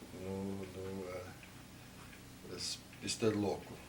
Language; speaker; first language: Romanian; early bilingual, heritage; Romanian